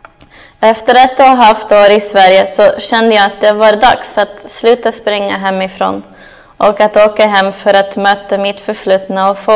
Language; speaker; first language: Swedish; non-native, fluent; English